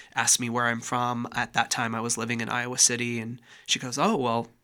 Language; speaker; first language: English; native; English